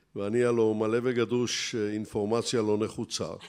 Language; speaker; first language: Hebrew; native; Hebrew